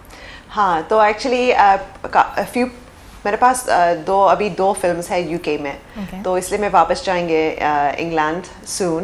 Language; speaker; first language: Hindi; early bilingual, heritage; English